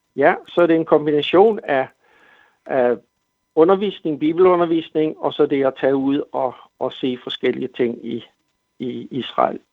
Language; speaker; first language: Danish; native; Danish